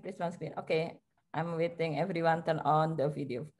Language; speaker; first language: English; non-native, learner; Indonesian